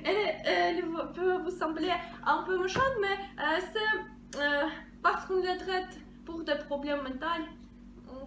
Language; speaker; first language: French; non-native, fluent; Russian